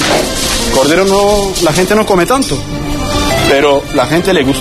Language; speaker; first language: Spanish; non-native, learner; Turkish